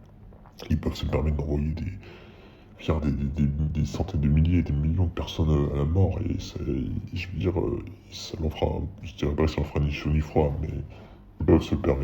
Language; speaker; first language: French; native; French